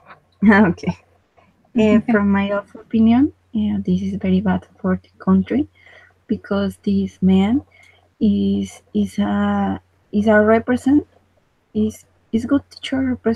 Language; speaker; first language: English; non-native, learner; Spanish